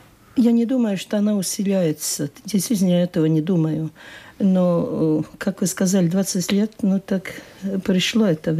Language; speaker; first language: Russian; non-native, local second language; Latvian